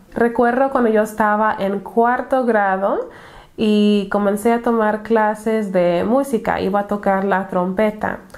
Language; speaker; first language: Spanish; non-native, fluent; English